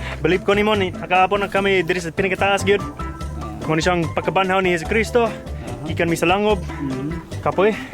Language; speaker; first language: Cebuano; non-native, fluent; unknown